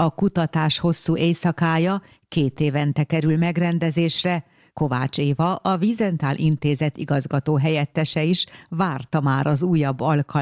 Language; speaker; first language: Hungarian; native; Hungarian